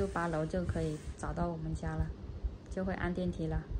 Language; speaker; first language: Chinese; native; Chinese